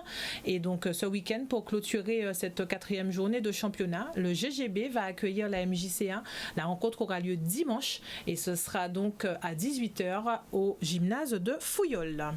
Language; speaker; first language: French; native; French